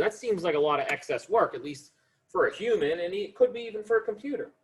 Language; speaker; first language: English; native; English